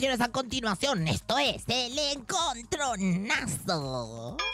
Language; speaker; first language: Spanish; native; Spanish